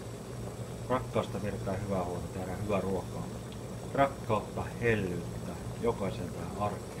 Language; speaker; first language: Finnish; native; Finnish